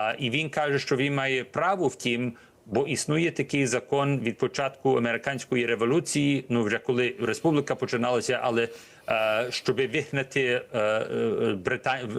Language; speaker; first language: Ukrainian; early bilingual, heritage; Ukrainian